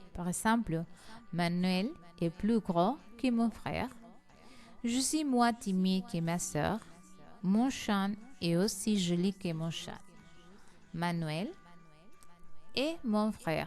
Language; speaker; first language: French; non-native, learner; Spanish